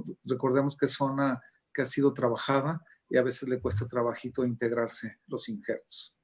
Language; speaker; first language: Spanish; native; Spanish